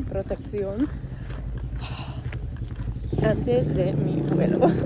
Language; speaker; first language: Spanish; non-native, learner; English